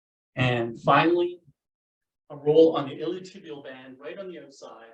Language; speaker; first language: English; native; English